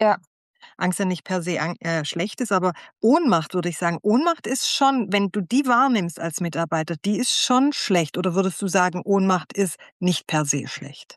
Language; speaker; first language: German; native; German